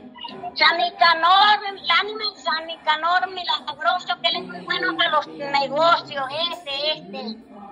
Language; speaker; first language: Spanish; native; Spanish